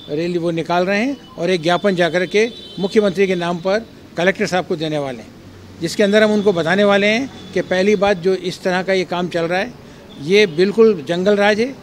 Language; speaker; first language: Hindi; native; Hindi